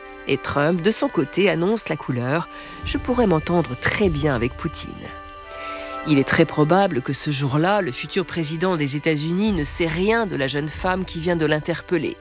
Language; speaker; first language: French; native; French